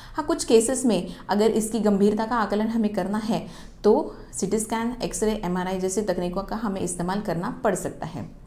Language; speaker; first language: Hindi; non-native, local second language; Marathi